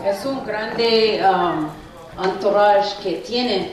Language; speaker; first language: Spanish; non-native, learner; English